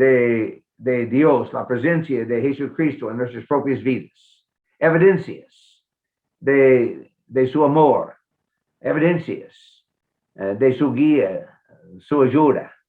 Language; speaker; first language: Spanish; non-native, fluent; English